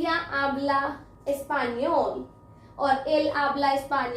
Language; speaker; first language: Spanish; non-native, fluent; Hindi